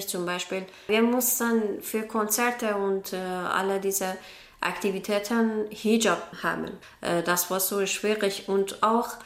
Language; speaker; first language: German; non-native, learner; Persian